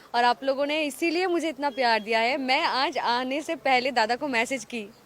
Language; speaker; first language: Hindi; non-native, local second language; Assamese